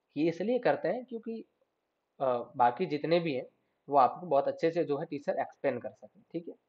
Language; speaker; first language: Hindi; native; Hindi